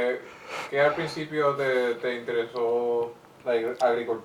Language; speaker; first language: Spanish; early bilingual, heritage; English